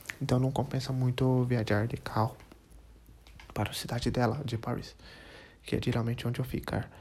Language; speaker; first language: Portuguese; non-native, learner; English